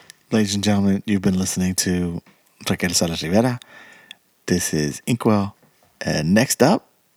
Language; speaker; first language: English; early bilingual, other home language; Spanish